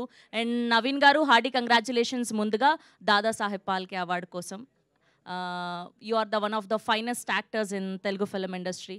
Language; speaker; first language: Telugu; native; Telugu